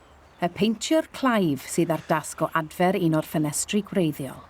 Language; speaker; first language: Welsh; native; Welsh